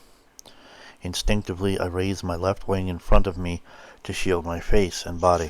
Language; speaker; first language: English; native; English